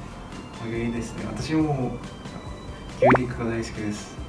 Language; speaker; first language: Japanese; non-native, learner; Korean